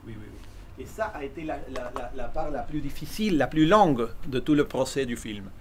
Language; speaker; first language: French; non-native, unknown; Spanish